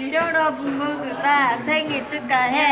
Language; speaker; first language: Korean; non-native, fluent; Chinese